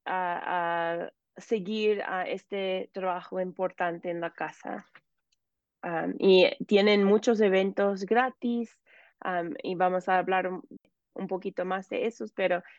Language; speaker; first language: Spanish; non-native, fluent; English